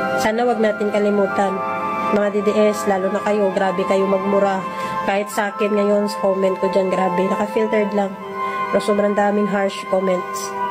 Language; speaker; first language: Filipino; native; Filipino